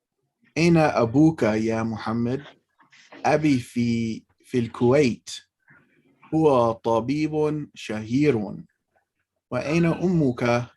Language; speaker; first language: Arabic; non-native, fluent; English